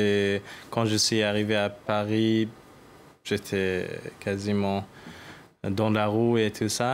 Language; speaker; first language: French; non-native, learner; Persian